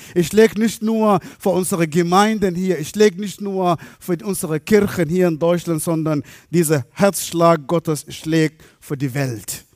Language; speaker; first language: German; non-native, fluent; Arabic